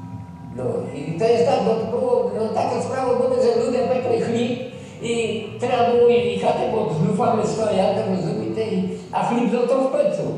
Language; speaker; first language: Polish; non-native, local second language; Rusyn